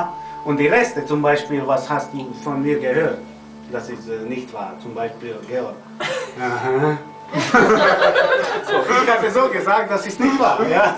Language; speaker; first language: German; non-native, learner; Slovak